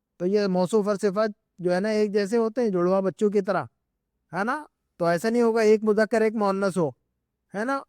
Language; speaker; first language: Urdu; native; Urdu